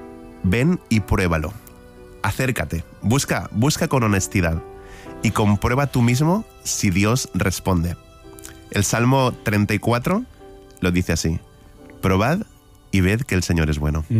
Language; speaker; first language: Spanish; native; Spanish